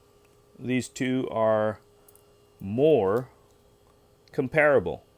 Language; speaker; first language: English; native; English